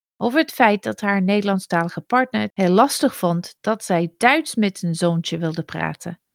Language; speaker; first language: Dutch; non-native, fluent; English